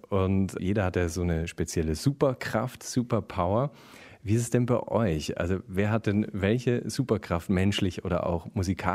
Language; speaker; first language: German; native; German